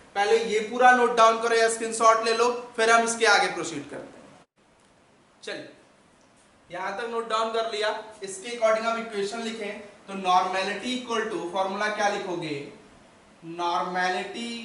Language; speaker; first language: Hindi; native; Hindi